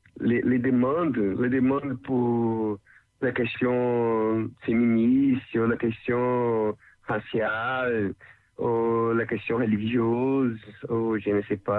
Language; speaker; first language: French; non-native, learner; Portuguese